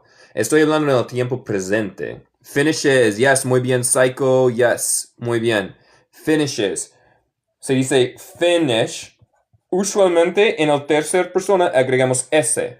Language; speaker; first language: Spanish; non-native, fluent; English